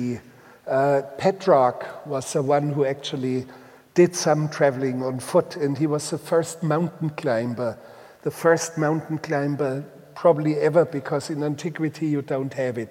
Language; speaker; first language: English; non-native, fluent; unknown